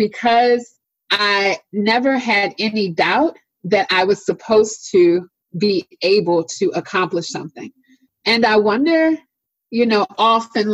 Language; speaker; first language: English; native; English